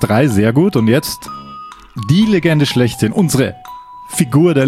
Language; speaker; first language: German; native; German